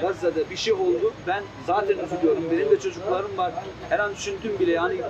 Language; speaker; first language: Turkish; early bilingual, other home language; Kurdish